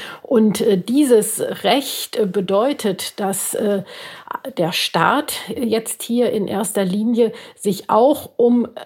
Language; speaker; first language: German; native; German